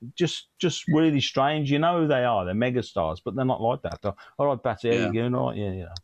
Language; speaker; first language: English; native; English